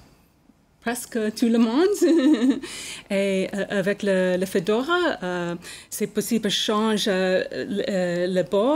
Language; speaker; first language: French; non-native, learner; English